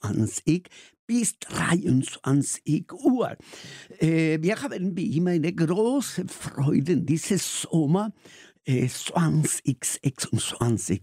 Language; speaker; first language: German; non-native, learner; Spanish